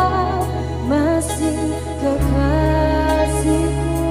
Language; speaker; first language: Indonesian; native; Indonesian